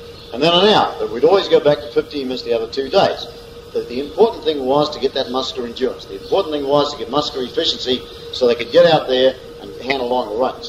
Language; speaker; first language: English; native; English